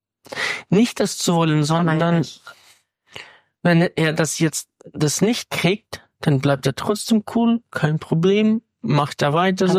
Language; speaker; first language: German; non-native, fluent; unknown